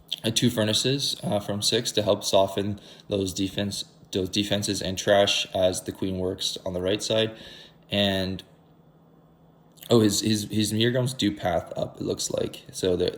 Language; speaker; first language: English; native; English